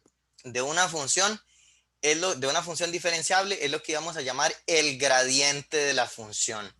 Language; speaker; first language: Spanish; native; Spanish